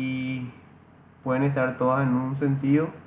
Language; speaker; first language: Spanish; native; Spanish